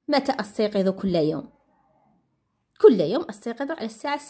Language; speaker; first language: Arabic; native; Arabic